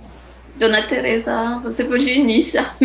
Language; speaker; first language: Portuguese; non-native, fluent; French